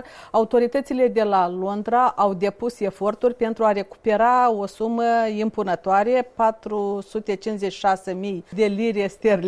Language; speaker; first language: Romanian; native; Romanian